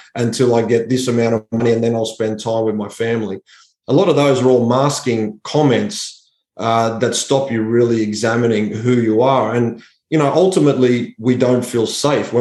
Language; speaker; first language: English; native; English